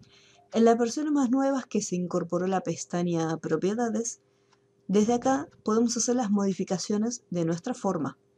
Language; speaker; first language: Spanish; native; Spanish